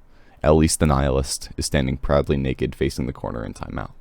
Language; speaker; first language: English; native; English